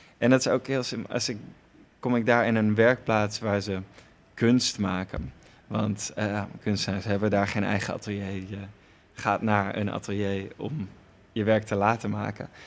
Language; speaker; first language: Dutch; native; Dutch